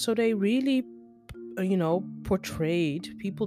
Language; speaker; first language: English; non-native, fluent; Dutch